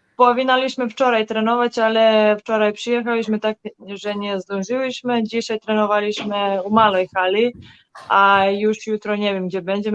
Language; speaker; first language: Polish; non-native, learner; Serbian